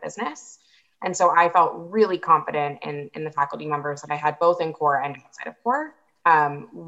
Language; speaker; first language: English; native; English